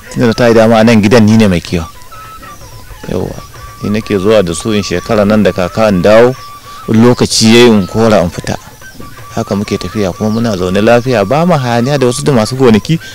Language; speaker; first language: Hausa; non-native, local second language; Fula